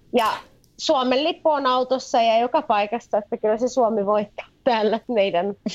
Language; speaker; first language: Finnish; native; Finnish